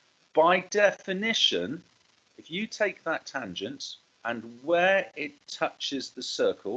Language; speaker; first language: English; native; English